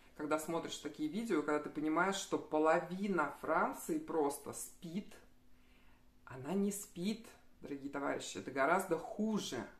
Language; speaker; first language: Russian; native; Russian